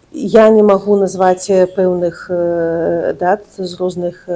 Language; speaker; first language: Belarusian; non-native, local second language; Russian